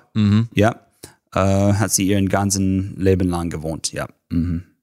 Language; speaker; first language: German; non-native, fluent; English